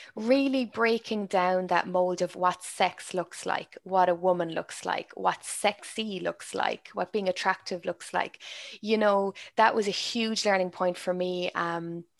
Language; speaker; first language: English; native; English